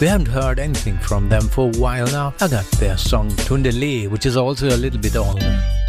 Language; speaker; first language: English; non-native, fluent; German